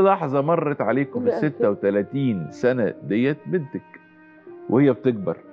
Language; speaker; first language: Arabic; native; Arabic